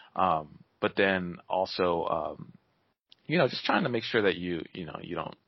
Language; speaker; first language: English; native; English